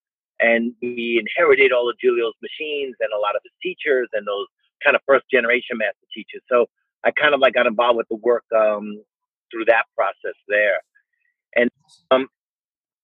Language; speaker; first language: English; native; English